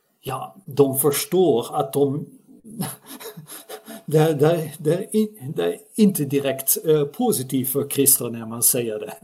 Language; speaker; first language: Swedish; non-native, fluent; Dutch